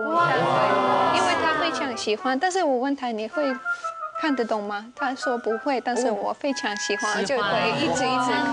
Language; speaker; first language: Chinese; non-native, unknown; Russian